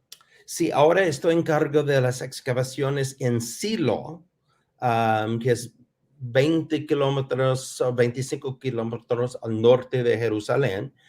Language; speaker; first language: Spanish; non-native, fluent; English